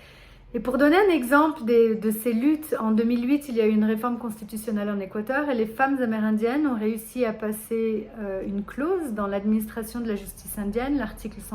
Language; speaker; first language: French; non-native, fluent; Spanish